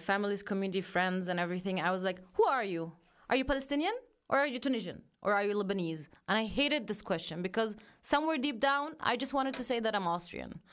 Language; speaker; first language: English; non-native, fluent; German